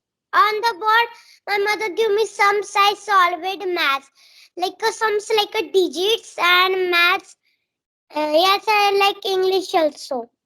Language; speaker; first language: English; non-native, learner; Marathi